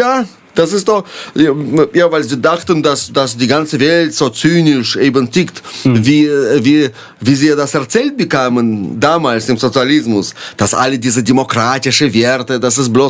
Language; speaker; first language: German; non-native, fluent; Russian